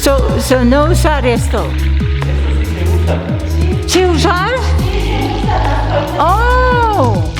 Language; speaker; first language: Spanish; non-native, learner; English